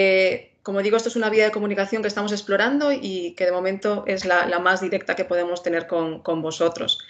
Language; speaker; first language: Spanish; native; Spanish